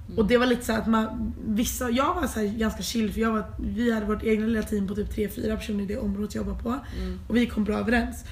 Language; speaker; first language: Swedish; native; Swedish